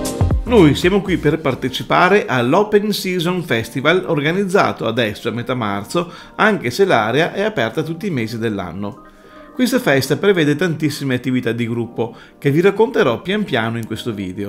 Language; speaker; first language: Italian; native; Italian